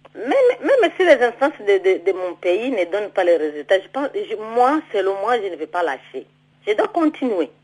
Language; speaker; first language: French; non-native, local second language; Swahili